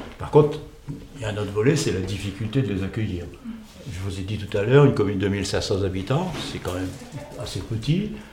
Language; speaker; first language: French; native; French